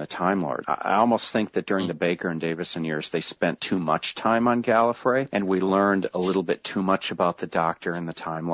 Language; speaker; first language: English; native; English